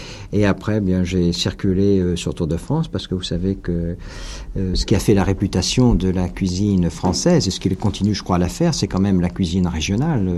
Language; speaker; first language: French; native; French